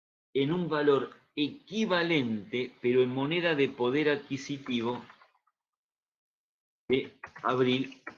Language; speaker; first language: Spanish; native; Spanish